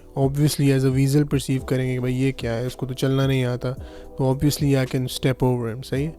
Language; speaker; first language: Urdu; non-native, local second language; Punjabi